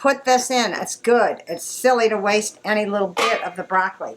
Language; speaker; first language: English; native; English